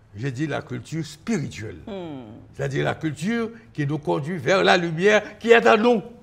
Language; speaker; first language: French; native; French